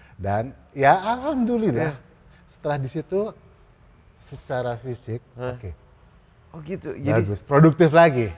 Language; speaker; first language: Indonesian; native; Indonesian